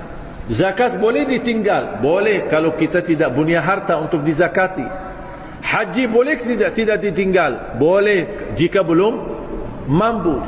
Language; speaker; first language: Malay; non-native, fluent; Arabic